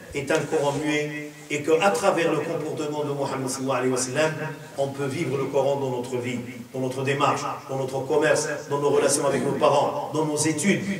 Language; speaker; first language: French; non-native, local second language; Arabic